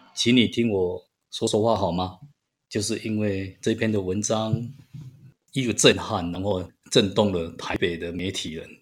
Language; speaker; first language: Chinese; native; Chinese